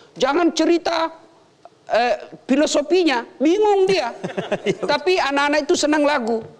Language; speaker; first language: Indonesian; native; Indonesian